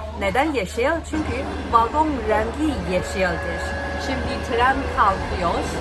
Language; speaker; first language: Turkish; non-native, fluent; Chinese